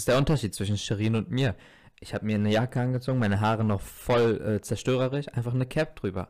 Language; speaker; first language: German; native; German